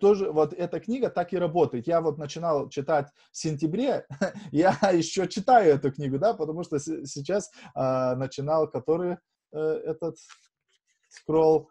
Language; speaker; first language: Russian; non-native, fluent; Lithuanian